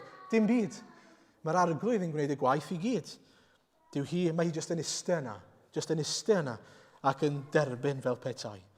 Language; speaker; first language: Welsh; native; Welsh